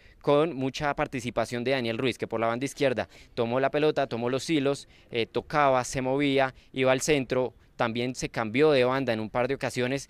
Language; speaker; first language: Spanish; native; Spanish